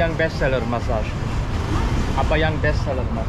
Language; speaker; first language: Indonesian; non-native, learner; German